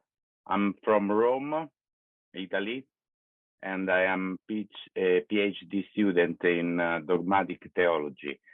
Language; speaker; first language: English; non-native, learner; Italian